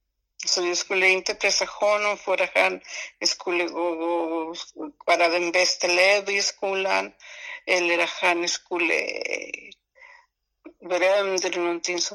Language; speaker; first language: Swedish; non-native, fluent; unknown